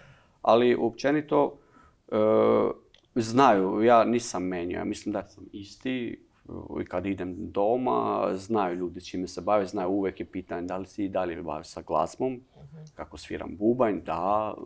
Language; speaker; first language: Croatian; non-native, learner; Albanian